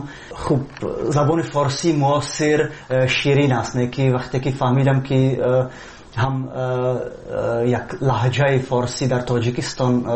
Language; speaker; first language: Persian; non-native, learner; Czech